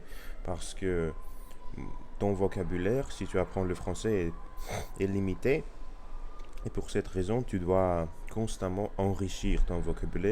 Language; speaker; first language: French; non-native, learner; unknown